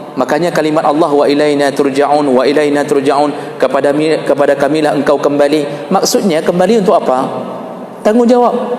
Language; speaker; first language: Malay; non-native, local second language; Achinese